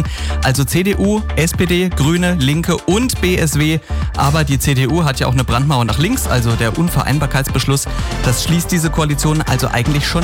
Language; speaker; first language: German; native; German